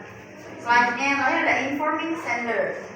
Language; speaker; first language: Indonesian; native; Indonesian